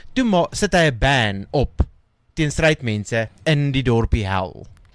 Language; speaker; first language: Afrikaans; native; Afrikaans